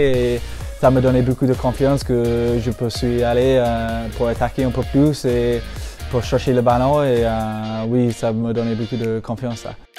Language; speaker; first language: French; non-native, fluent; English